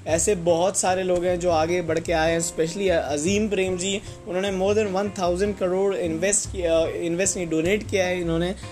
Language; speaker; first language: Hindi; native; Hindi